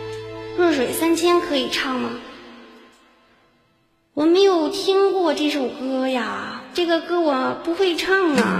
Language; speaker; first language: Chinese; native; Chinese